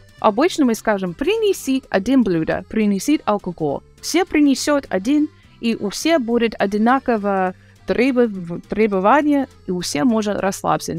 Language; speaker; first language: Russian; non-native, learner; English